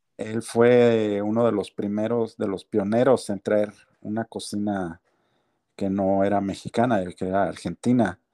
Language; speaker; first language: Spanish; native; Spanish